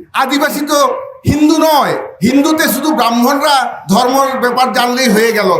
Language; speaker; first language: Bangla; non-native, local second language; Santali